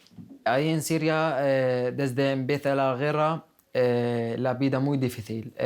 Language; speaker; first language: Spanish; non-native, learner; Arabic